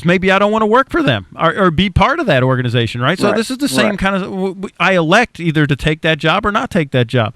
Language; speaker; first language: English; native; English